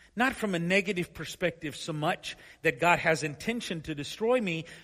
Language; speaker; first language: English; native; English